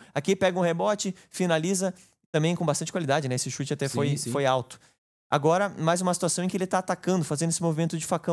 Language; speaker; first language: Portuguese; native; Portuguese